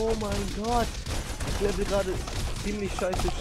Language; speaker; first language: German; native; German